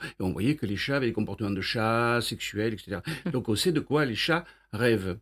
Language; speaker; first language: French; native; French